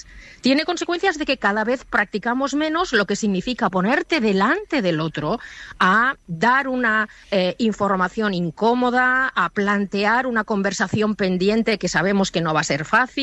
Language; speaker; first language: Spanish; native; Spanish